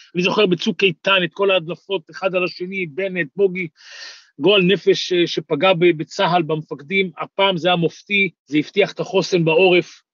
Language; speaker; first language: Hebrew; native; Hebrew